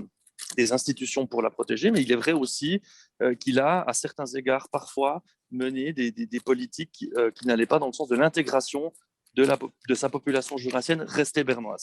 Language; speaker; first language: French; native; French